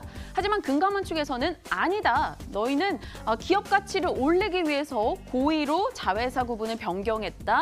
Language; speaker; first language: Korean; native; Korean